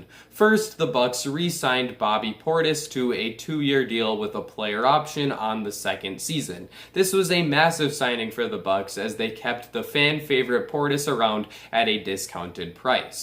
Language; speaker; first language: English; native; English